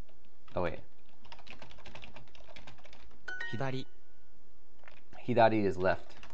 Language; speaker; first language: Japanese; non-native, learner; English